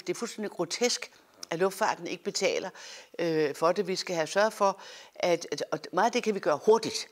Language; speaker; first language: Danish; native; Danish